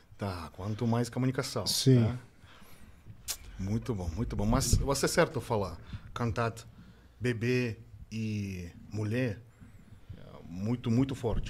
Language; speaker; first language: Portuguese; non-native, learner; Russian